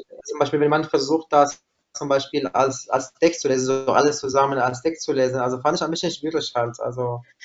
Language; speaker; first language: German; non-native, fluent; Arabic